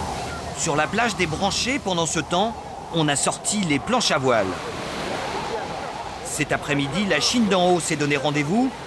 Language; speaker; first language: French; native; French